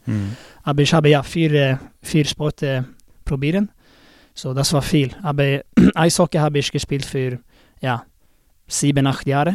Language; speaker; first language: German; non-native, learner; Swedish